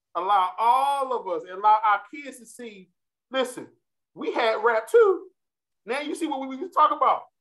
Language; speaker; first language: English; native; English